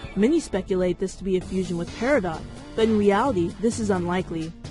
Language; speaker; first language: English; native; English